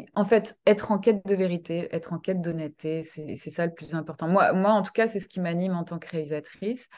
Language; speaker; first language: French; early bilingual, other home language; Kinyarwanda